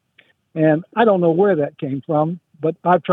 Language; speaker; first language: English; native; English